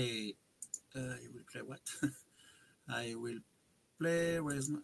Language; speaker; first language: English; non-native, fluent; French